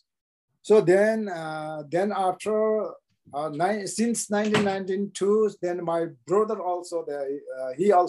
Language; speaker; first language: English; non-native, local second language; Sherpa